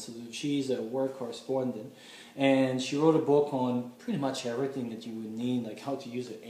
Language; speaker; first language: English; non-native, fluent; French